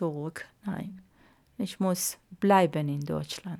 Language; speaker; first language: German; non-native, learner; Arabic